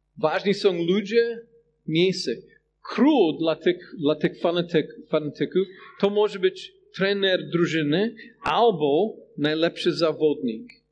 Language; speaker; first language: Polish; non-native, fluent; English